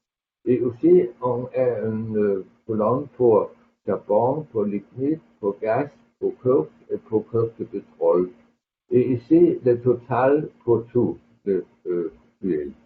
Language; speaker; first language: French; non-native, fluent; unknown